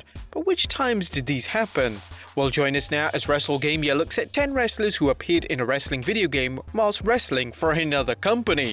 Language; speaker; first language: English; native; English